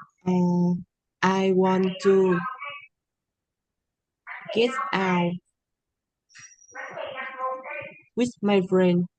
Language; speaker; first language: English; non-native, learner; Vietnamese